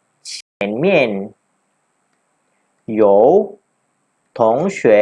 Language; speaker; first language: Chinese; non-native, local second language; Malay